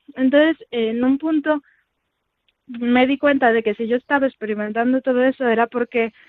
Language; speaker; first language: Spanish; native; Spanish